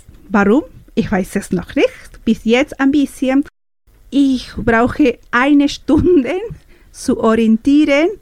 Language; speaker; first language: German; non-native, learner; Spanish